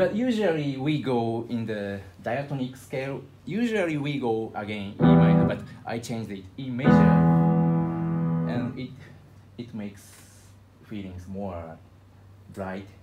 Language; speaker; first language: English; non-native, learner; Japanese